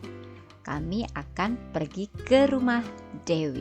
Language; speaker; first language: Indonesian; native; Indonesian